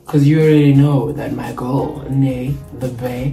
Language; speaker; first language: English; non-native, local second language; Zulu